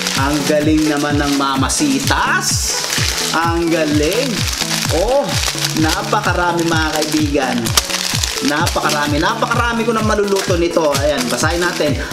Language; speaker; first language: Filipino; non-native, local second language; Iloko